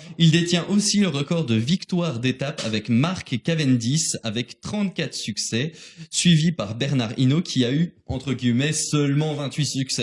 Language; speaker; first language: French; native; French